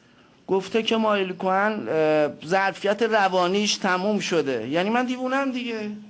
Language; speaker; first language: Persian; native; Persian